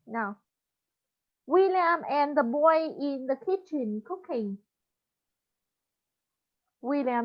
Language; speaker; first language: English; non-native, fluent; Vietnamese